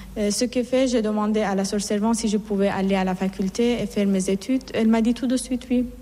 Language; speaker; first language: French; non-native, fluent; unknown